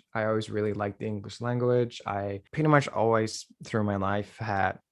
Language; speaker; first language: English; non-native, fluent; Dutch